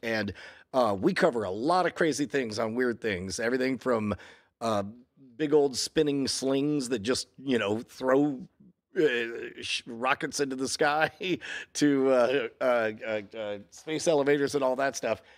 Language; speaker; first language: English; native; English